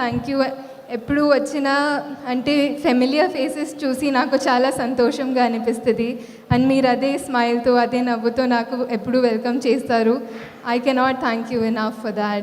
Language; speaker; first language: Telugu; non-native, fluent; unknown